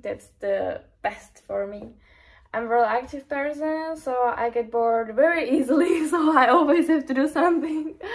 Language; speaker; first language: English; non-native, fluent; Czech